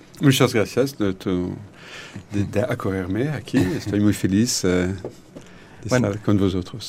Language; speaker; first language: Spanish; non-native, learner; French